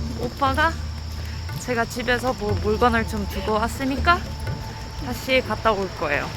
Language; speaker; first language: Korean; non-native, fluent; French